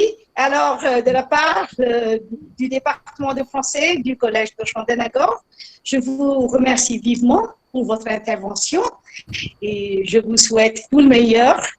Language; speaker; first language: French; non-native, fluent; Bangla